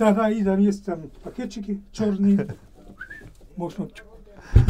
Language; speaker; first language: Russian; non-native, learner; German